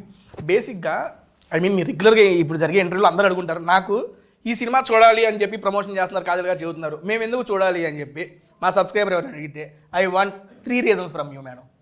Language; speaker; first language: Telugu; native; Telugu